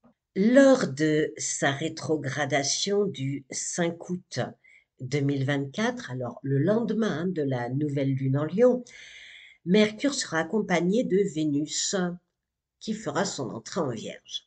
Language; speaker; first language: French; native; French